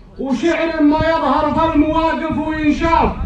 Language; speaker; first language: Arabic; native; Arabic